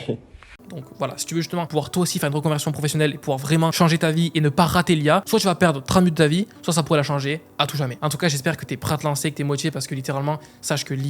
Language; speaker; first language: French; native; French